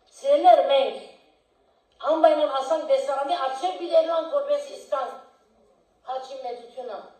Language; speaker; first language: Armenian; early bilingual, heritage; Armenian